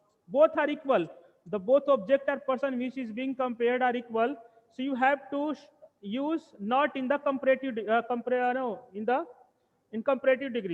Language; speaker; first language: English; non-native, local second language; Hindi